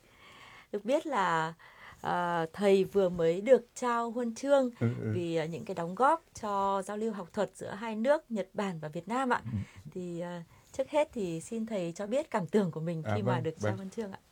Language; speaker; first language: Vietnamese; native; Vietnamese